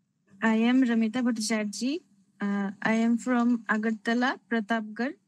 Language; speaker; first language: English; non-native, learner; Bangla